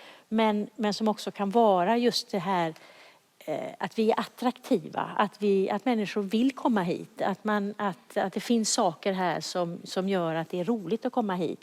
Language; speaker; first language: Swedish; native; Swedish